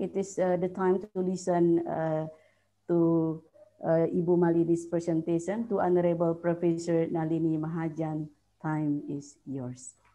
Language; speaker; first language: English; non-native, fluent; Indonesian